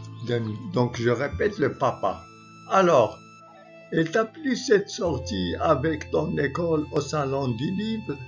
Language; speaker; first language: French; non-native, local second language; Arabic